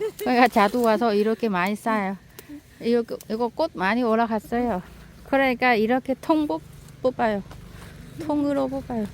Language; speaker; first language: Korean; non-native, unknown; Vietnamese